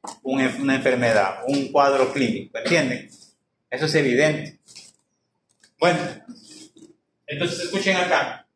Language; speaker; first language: Spanish; native; Spanish